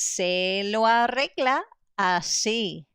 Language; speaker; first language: Spanish; non-native, fluent; English